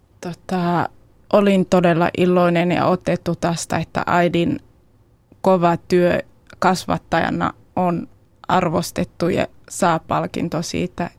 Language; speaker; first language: Finnish; non-native, fluent; Kinyarwanda